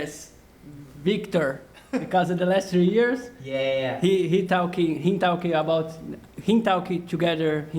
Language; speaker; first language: English; non-native, learner; Portuguese